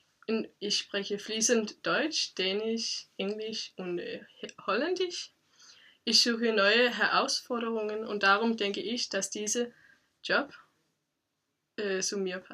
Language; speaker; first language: German; non-native, learner; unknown